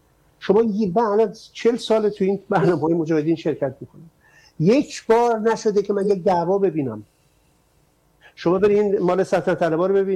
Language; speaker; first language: Persian; native; Persian